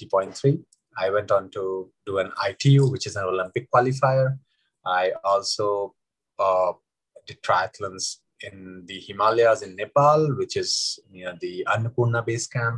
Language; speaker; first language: English; non-native, local second language; Hindi